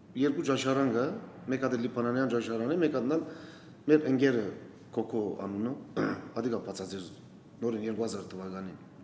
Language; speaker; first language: Armenian; native; Armenian